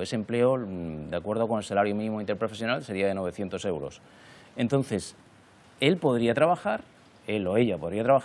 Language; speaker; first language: Spanish; native; Spanish